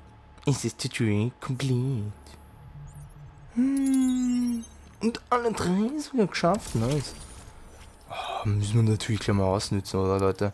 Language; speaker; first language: German; native; German